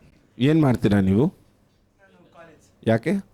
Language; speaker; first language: Kannada; non-native, local second language; Punjabi